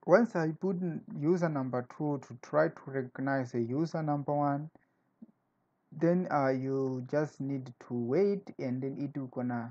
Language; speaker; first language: English; non-native, fluent; Portuguese